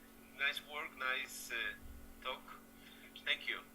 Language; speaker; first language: English; non-native, learner; Spanish